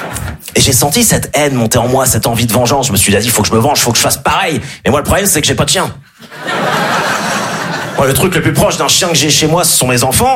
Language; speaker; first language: French; native; French